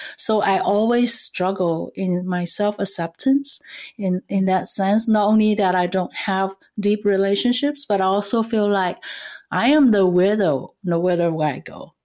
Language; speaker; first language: English; non-native, fluent; Cantonese